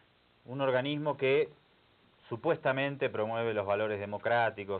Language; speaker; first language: Spanish; native; Spanish